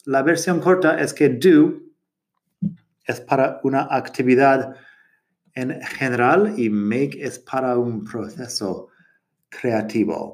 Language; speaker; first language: Spanish; non-native, fluent; English